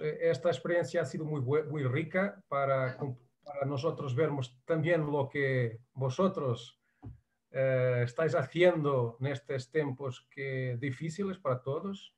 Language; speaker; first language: Spanish; non-native, fluent; Portuguese